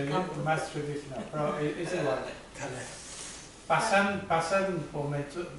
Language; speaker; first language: Spanish; non-native, fluent; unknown